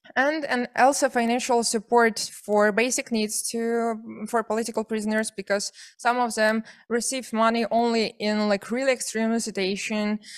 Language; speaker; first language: English; non-native, fluent; Belarusian